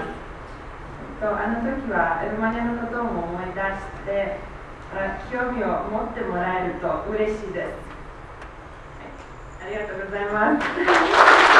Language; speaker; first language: Japanese; non-native, learner; Romanian